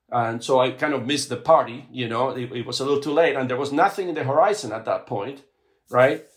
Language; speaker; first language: English; non-native, fluent; Spanish